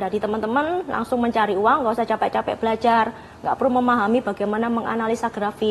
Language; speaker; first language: Indonesian; native; Indonesian